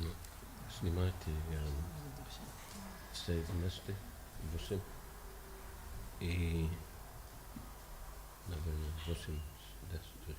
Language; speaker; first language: Russian; non-native, learner; English